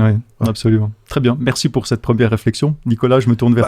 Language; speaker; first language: French; native; French